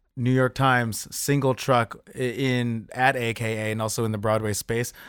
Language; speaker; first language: English; native; English